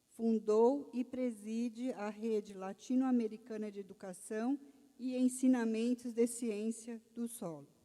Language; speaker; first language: Portuguese; native; Portuguese